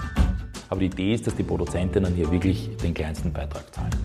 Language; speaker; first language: German; native; German